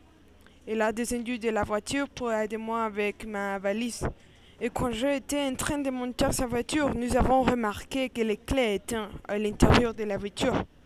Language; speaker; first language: French; non-native, learner; Spanish